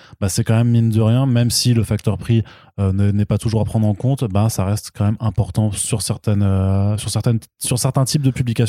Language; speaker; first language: French; native; French